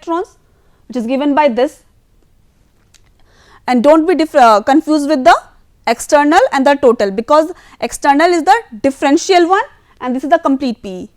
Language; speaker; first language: English; non-native, local second language; Hindi